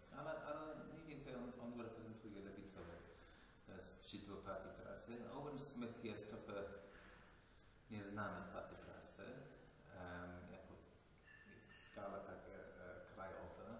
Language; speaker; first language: Polish; non-native, fluent; English